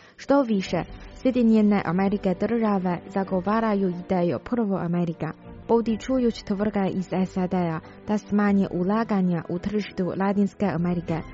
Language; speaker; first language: Croatian; non-native, fluent; Chinese